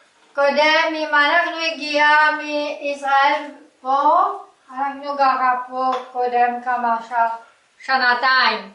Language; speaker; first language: Hebrew; non-native, learner; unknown